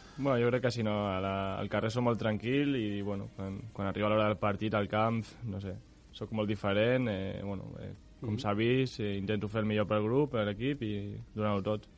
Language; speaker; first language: Catalan; non-native, local second language; Spanish